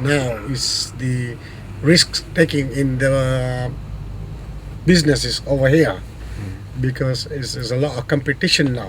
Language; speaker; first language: English; non-native, local second language; Gujarati